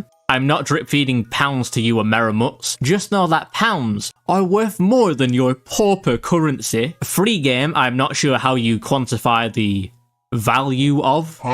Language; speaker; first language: English; native; English